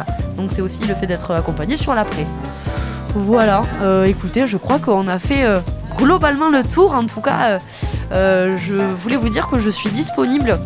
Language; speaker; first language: French; native; French